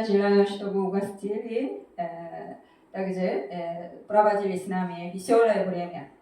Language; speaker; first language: Russian; non-native, fluent; Korean